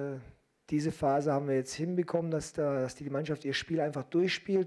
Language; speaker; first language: German; native; German